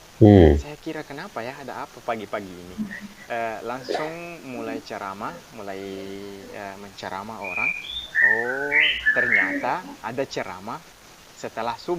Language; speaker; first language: Indonesian; non-native, fluent; Arabic